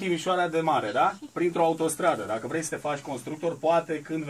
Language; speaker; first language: Romanian; native; Romanian